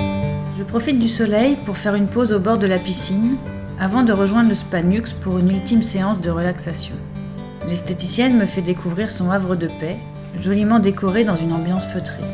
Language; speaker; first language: French; native; French